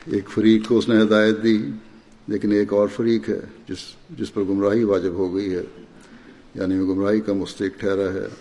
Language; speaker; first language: Urdu; native; Urdu